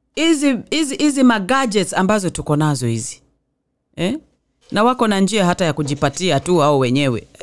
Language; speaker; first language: English; non-native, local second language; Swahili